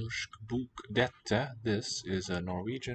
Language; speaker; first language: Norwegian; non-native, learner; English